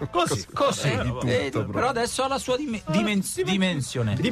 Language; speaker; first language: Italian; native; Italian